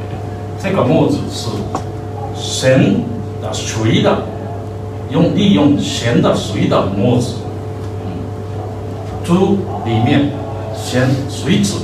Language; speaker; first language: Chinese; non-native, learner; Japanese